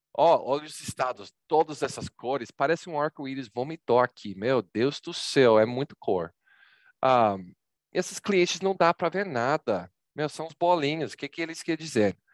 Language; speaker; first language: Portuguese; non-native, fluent; English